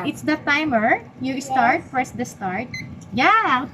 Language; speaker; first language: English; non-native, learner; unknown